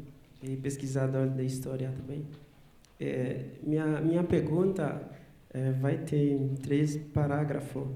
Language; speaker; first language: Portuguese; non-native, learner; Haitian Creole